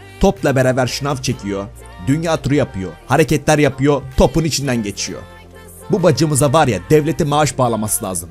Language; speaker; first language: Turkish; native; Turkish